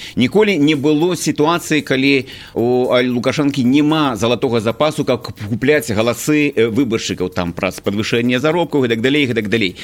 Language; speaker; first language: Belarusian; native; Belarusian